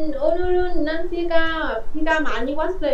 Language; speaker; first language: Korean; non-native, learner; Vietnamese